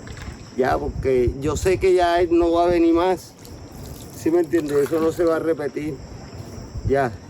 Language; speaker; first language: Spanish; native; Spanish